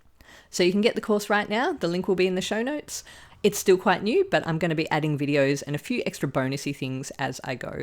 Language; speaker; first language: English; native; English